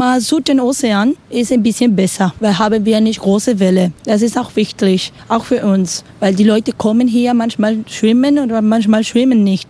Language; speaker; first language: German; non-native, learner; Spanish